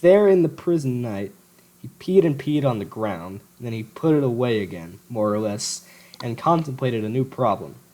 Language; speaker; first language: English; native; English